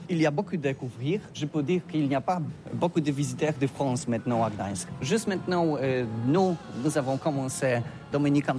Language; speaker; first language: French; non-native, learner; Polish